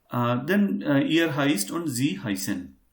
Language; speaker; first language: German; non-native, fluent; Hindi